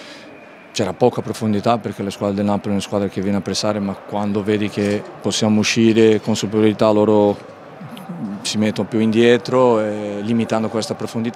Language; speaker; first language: Italian; non-native, fluent; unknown